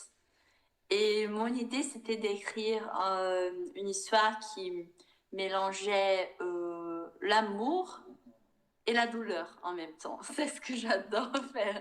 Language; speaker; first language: French; non-native, fluent; Portuguese